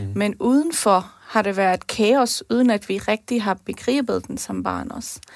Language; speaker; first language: Danish; early bilingual, other home language; Persian